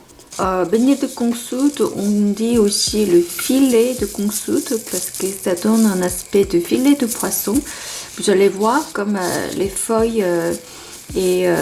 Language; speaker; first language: French; non-native, fluent; Korean